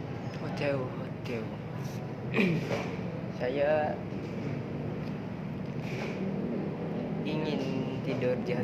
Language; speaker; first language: Indonesian; non-native, learner; Malay